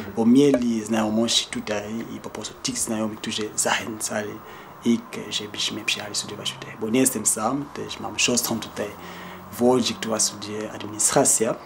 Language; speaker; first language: Polish; non-native, fluent; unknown